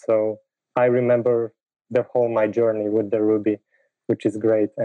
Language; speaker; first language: English; non-native, fluent; Polish